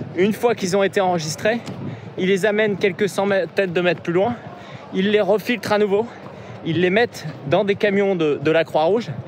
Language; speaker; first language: French; native; French